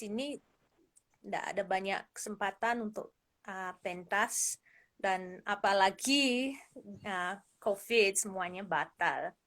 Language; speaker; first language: Indonesian; non-native, fluent; English